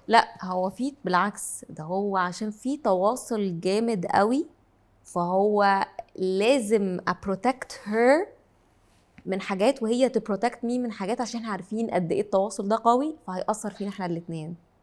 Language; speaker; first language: Arabic; native; Arabic